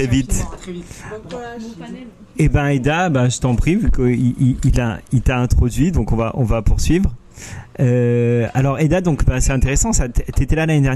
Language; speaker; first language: French; native; French